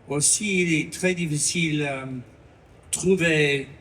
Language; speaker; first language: French; non-native, learner; English